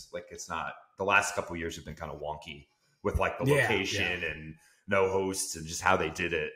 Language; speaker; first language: English; native; English